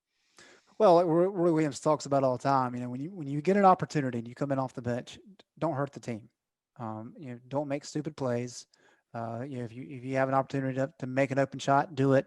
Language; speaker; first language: English; native; English